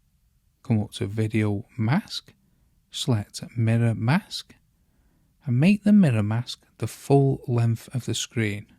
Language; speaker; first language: English; native; English